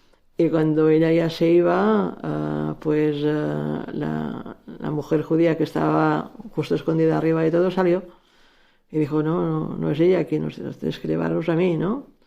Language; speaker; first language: Spanish; native; Spanish